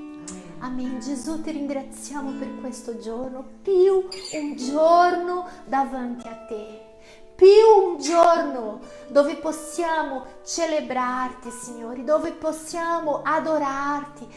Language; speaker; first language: Italian; non-native, fluent; Portuguese